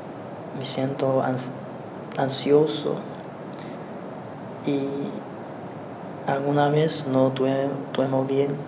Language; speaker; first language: Spanish; non-native, learner; Chinese